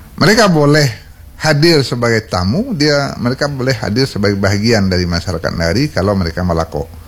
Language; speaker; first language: Indonesian; non-native, local second language; Minangkabau